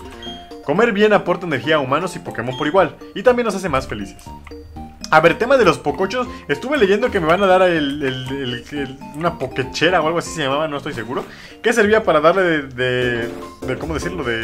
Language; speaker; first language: Spanish; native; Spanish